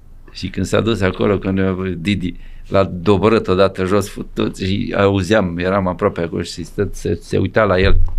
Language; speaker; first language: Romanian; non-native, local second language; Serbian